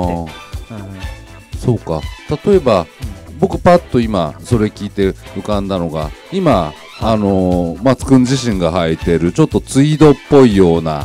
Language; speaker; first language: Japanese; native; Japanese